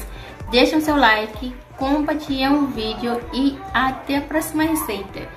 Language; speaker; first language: Portuguese; non-native, fluent; Haitian Creole